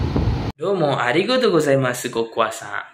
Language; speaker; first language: Japanese; non-native, learner; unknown